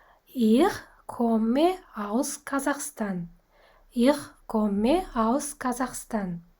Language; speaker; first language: German; non-native, fluent; Kazakh